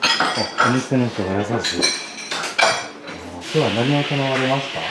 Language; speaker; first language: Japanese; native; Japanese